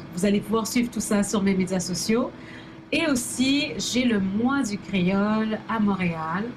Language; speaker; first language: French; early bilingual, other home language; Haitian Creole